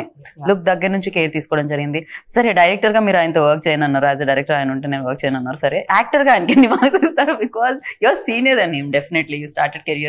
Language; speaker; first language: Telugu; native; Telugu